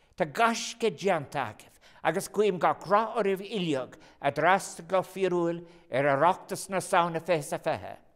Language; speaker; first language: Irish; non-native, local second language; English